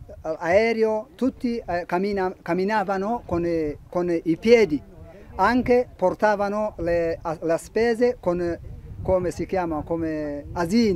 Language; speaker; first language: Italian; non-native, learner; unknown